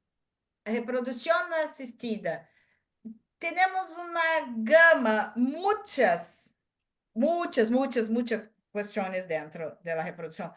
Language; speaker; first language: Spanish; non-native, learner; Portuguese